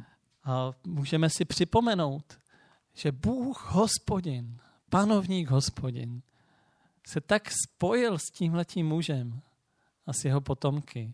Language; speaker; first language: Czech; native; Czech